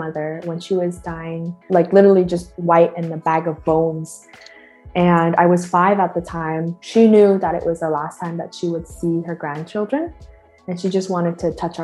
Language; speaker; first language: English; native; English